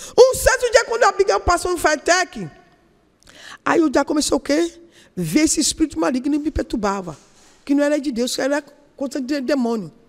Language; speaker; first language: Portuguese; non-native, learner; Yoruba